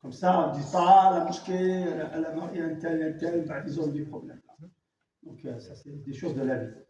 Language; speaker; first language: French; non-native, local second language; Arabic